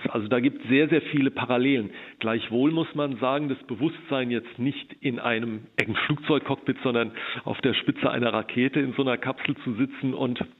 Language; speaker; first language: German; native; German